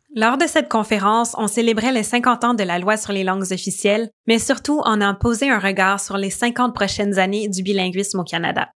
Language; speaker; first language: French; native; French